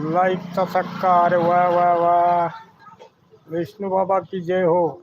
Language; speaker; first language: Hindi; non-native, local second language; Marathi